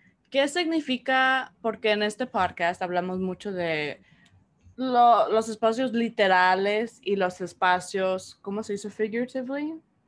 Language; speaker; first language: Spanish; early bilingual, heritage; Spanish